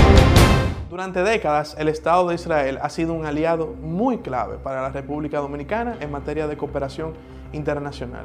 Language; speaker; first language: Spanish; native; Spanish